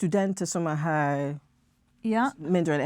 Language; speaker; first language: Swedish; non-native, fluent; English